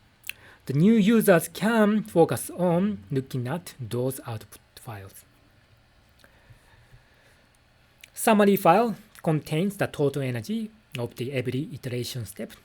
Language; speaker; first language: English; non-native, fluent; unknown